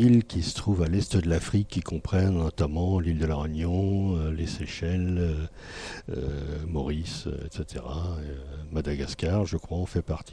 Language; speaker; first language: French; native; French